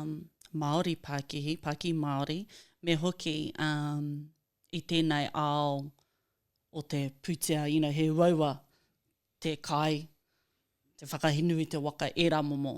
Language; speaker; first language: Māori; non-native, local second language; English